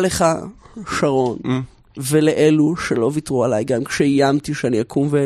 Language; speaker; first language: Hebrew; native; Hebrew